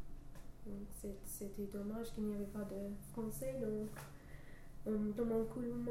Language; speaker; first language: French; non-native, fluent; English